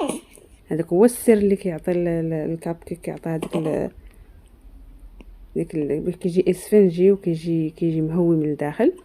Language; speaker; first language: Arabic; native; Arabic